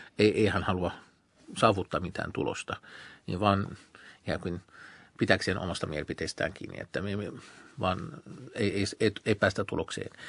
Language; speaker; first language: Finnish; non-native, fluent; Arabic